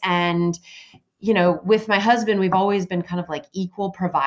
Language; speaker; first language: English; native; English